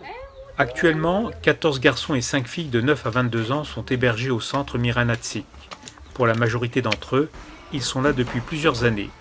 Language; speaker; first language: French; native; French